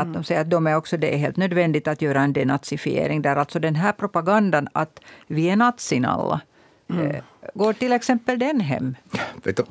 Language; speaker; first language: Swedish; native; Swedish